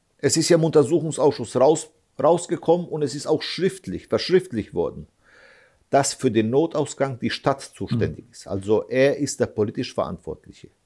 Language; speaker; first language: German; early bilingual, other home language; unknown